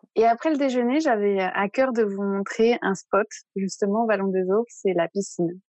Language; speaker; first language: French; native; French